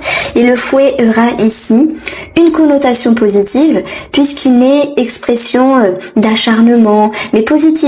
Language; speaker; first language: French; native; French